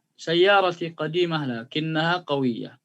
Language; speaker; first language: Arabic; non-native, fluent; Indonesian